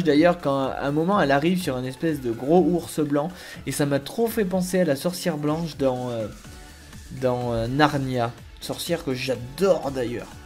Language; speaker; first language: French; native; French